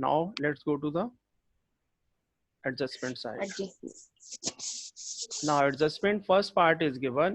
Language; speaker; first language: English; non-native, local second language; Hindi